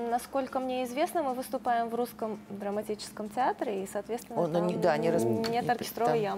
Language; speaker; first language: Russian; native; Russian